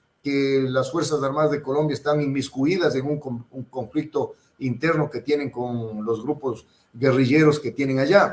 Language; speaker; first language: Spanish; native; Spanish